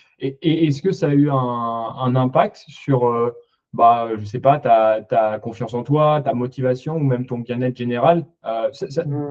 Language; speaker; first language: French; native; French